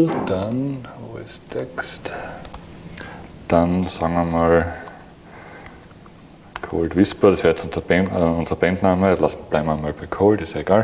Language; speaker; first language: German; native; German